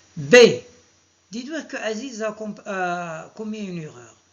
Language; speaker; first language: French; non-native, local second language; Arabic